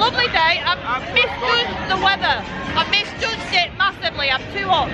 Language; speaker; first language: English; native; English